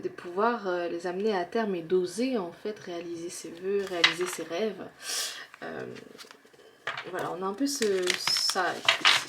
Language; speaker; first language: French; native; French